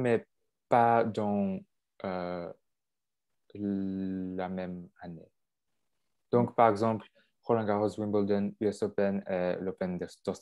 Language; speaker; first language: French; non-native, local second language; English